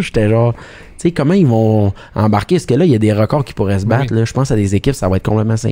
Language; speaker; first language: French; native; French